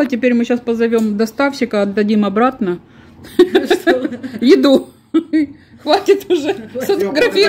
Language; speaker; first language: Russian; native; Russian